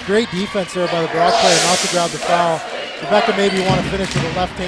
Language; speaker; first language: English; native; English